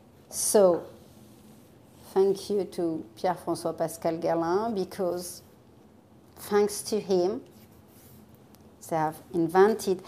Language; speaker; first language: English; non-native, fluent; French